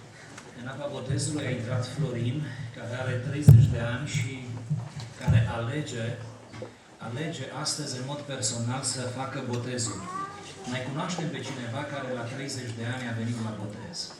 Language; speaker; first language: Romanian; native; Romanian